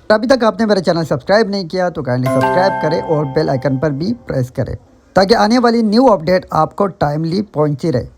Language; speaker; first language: Urdu; non-native, local second language; Pashto